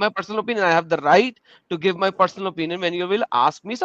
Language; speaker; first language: Hindi; native; Hindi